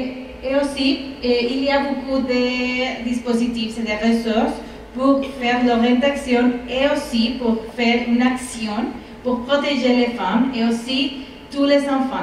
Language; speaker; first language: French; non-native, fluent; Spanish